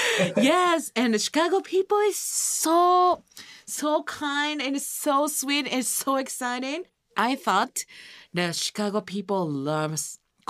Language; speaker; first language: English; non-native, learner; Japanese